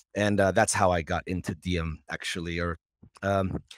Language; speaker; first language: English; native; English